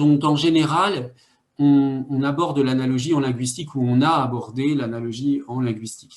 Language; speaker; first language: French; native; French